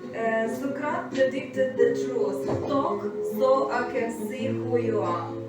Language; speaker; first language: English; non-native, learner; Ukrainian